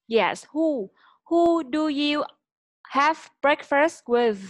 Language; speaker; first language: English; non-native, fluent; Vietnamese